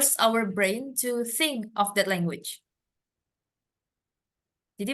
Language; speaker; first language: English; non-native, fluent; Indonesian